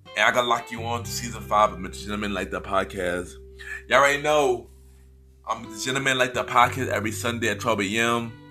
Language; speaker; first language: English; native; English